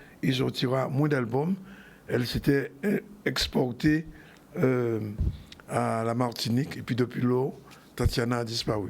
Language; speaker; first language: French; native; French